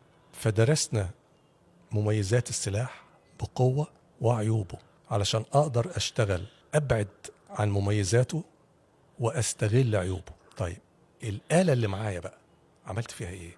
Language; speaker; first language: Arabic; native; Arabic